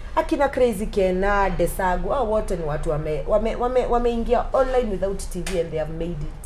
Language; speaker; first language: English; non-native, local second language; Swahili